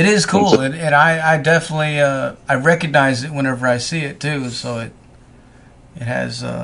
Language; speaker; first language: English; native; English